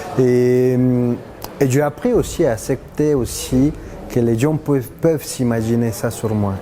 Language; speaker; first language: French; non-native, fluent; Spanish